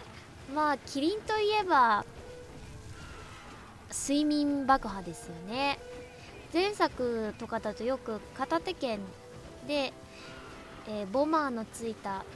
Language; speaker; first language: Japanese; native; Japanese